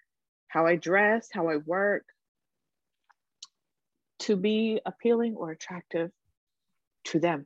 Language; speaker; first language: English; native; English